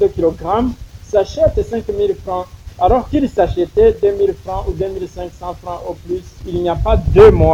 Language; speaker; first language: French; non-native, local second language; Rundi